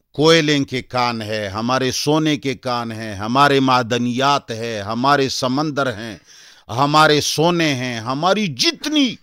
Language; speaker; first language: Urdu; non-native, local second language; Pashto